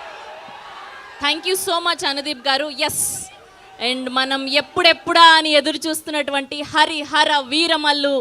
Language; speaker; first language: Telugu; native; Telugu